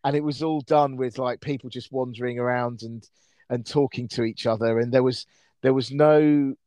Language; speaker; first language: English; native; English